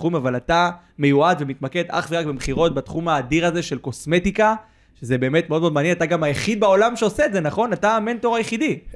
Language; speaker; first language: Hebrew; native; Hebrew